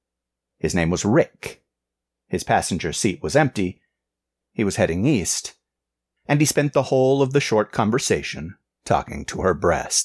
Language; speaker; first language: English; native; English